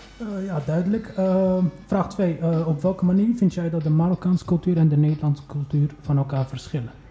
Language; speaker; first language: Dutch; early bilingual, other home language; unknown